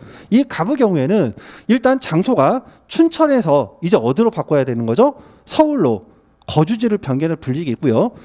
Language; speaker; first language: Korean; native; Korean